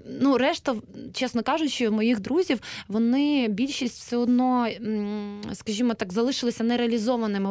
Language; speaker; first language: Ukrainian; native; Ukrainian